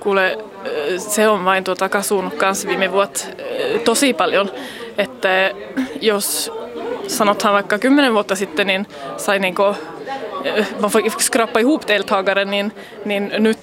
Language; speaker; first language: Finnish; early bilingual, heritage; Finnish